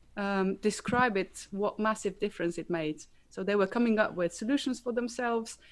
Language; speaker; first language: English; non-native, fluent; Slovenian